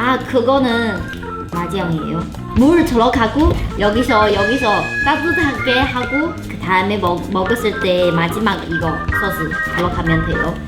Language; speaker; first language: Korean; non-native, learner; Chinese